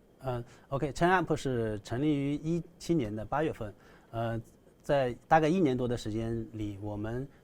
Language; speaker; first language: Chinese; native; Chinese